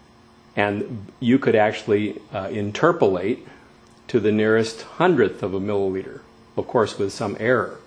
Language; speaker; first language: English; native; English